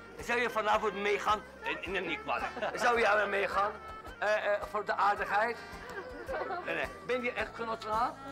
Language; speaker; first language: Dutch; non-native, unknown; Arabic